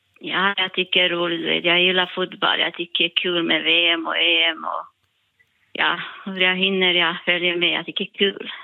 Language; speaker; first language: Swedish; non-native, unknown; Bosnian